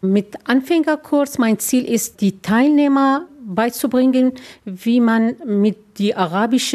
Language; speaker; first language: German; non-native, learner; Arabic